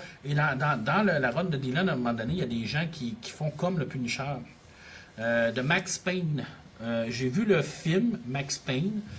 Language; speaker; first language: French; native; French